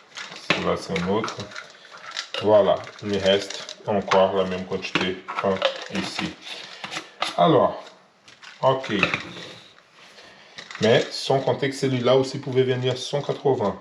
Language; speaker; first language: French; non-native, learner; Portuguese